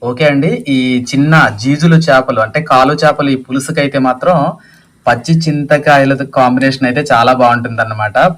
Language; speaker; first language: Telugu; non-native, local second language; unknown